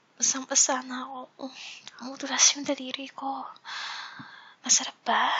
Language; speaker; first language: Filipino; non-native, learner; English